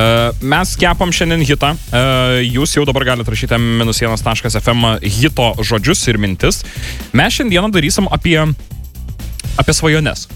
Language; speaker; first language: Lithuanian; native; Lithuanian